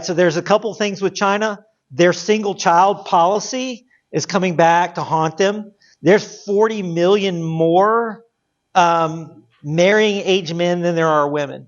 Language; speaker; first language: English; native; English